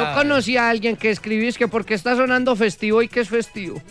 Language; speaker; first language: Spanish; native; Spanish